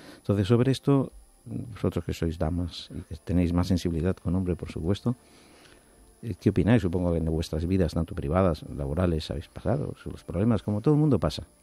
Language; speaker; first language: Spanish; non-native, local second language; Catalan